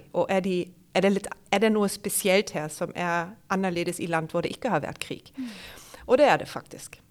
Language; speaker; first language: Norwegian; non-native, fluent; German